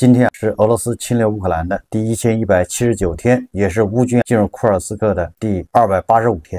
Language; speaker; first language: Chinese; native; Chinese